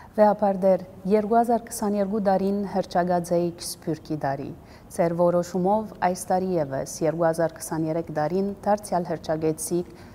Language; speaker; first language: Armenian; early bilingual, heritage; Armenian